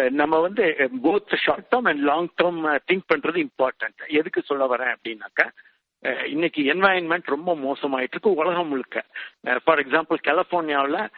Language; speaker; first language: Tamil; native; Tamil